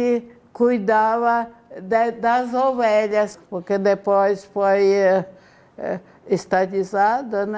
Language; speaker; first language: Portuguese; non-native, fluent; Ukrainian